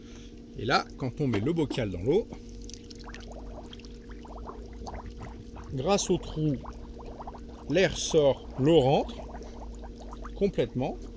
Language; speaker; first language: French; native; French